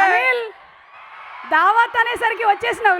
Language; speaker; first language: Telugu; native; Telugu